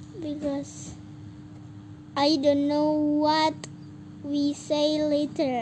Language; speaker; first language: English; early bilingual, other home language; Indonesian